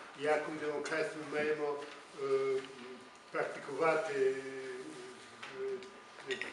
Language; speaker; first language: Polish; non-native, learner; Ukrainian